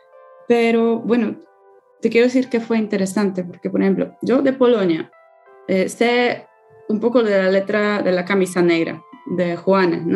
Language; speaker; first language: Spanish; non-native, fluent; Polish